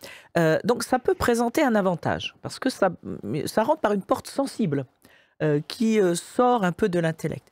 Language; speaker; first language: French; native; French